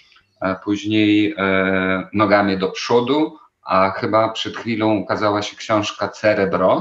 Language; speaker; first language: Polish; non-native, fluent; Ukrainian